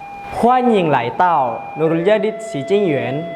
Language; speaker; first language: Chinese; non-native, learner; Indonesian